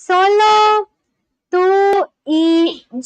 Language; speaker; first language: Spanish; non-native, learner; Bangla